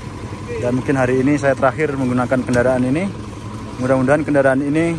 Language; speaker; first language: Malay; non-native, local second language; Javanese